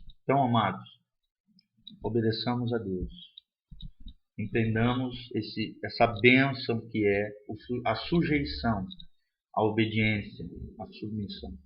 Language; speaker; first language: Portuguese; native; Portuguese